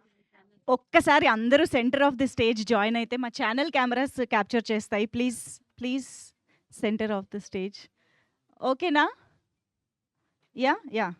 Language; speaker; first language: Telugu; native; Telugu